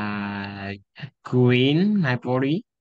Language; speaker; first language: English; non-native, learner; Vietnamese